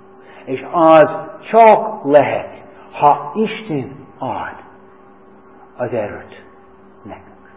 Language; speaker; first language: Hungarian; non-native, fluent; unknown